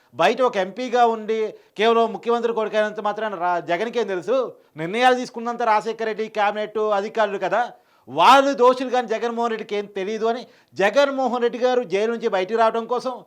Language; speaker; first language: Telugu; native; Telugu